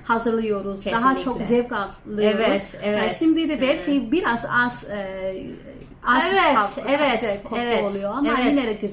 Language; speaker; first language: Turkish; non-native, fluent; Chinese